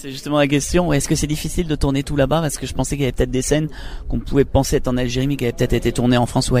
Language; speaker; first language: French; native; French